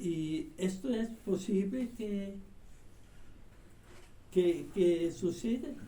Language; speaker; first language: Spanish; non-native, fluent; German